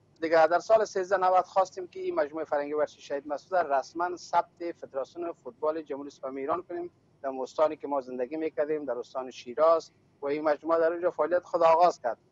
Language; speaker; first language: Persian; native; Persian